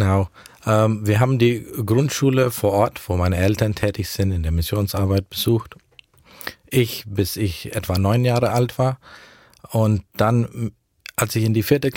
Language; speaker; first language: German; early bilingual, heritage; German